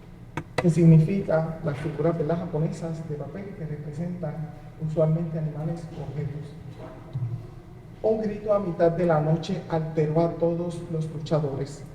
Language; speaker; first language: Spanish; native; Spanish